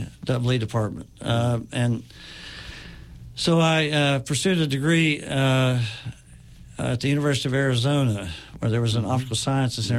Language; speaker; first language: English; native; English